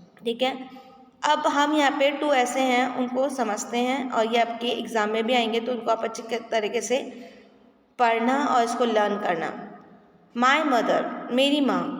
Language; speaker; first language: Hindi; native; Hindi